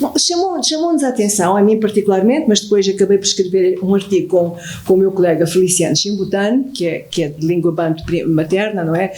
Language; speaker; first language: Portuguese; native; Portuguese